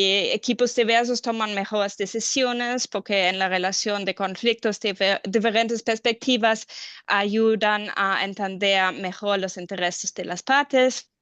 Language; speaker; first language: Spanish; non-native, fluent; German